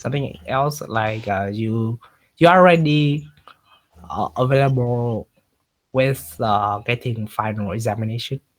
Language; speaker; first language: English; non-native, learner; Vietnamese